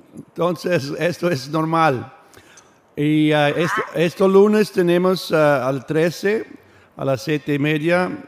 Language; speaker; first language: Spanish; non-native, learner; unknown